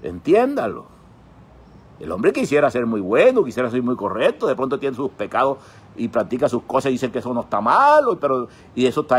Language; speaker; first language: Spanish; native; Spanish